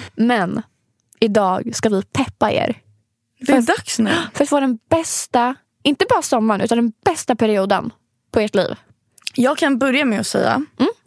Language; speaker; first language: Swedish; native; Swedish